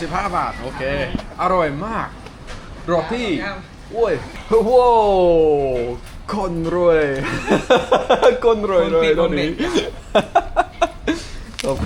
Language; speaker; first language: Thai; non-native, learner; English